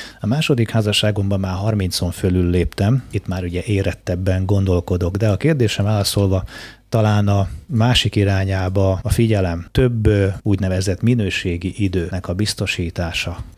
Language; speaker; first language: Hungarian; native; Hungarian